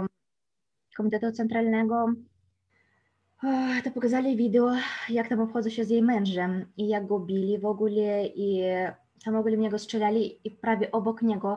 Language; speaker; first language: Polish; non-native, fluent; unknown